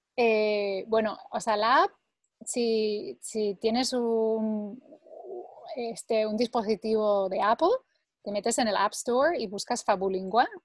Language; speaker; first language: Spanish; early bilingual, other home language; English